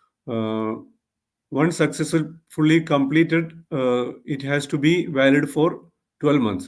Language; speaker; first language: English; non-native, local second language; Malayalam